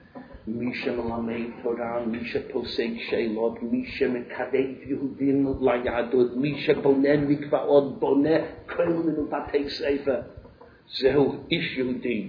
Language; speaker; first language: Hebrew; non-native, fluent; English